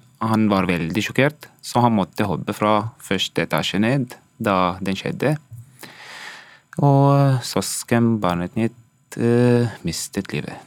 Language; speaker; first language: Norwegian; non-native, learner; Arabic